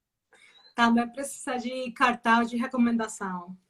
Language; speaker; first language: Portuguese; non-native, learner; Spanish